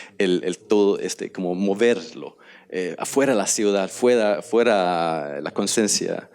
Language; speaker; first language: Spanish; non-native, learner; Danish